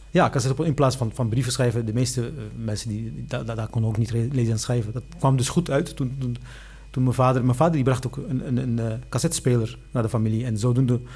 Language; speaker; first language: Dutch; early bilingual, other home language; Arabic